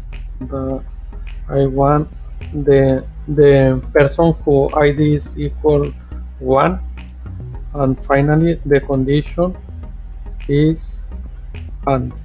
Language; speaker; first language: English; non-native, fluent; Spanish